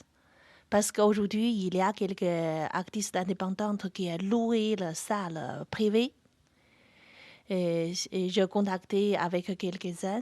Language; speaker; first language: French; non-native, fluent; Chinese